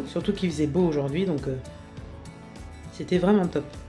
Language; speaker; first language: French; native; French